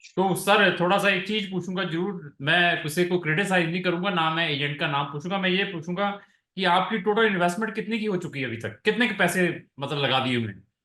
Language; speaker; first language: Hindi; non-native, local second language; Punjabi